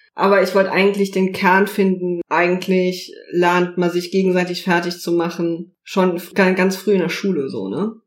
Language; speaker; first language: German; native; German